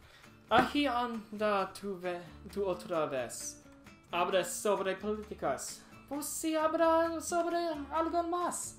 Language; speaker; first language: Spanish; non-native, learner; English